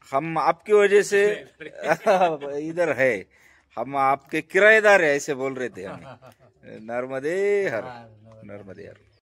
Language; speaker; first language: Hindi; non-native, local second language; Marathi